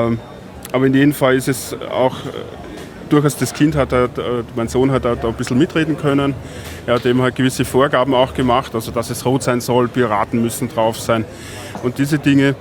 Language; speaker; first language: German; native; German